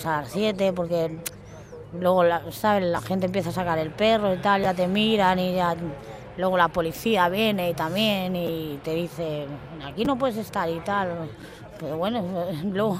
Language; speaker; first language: Spanish; native; Spanish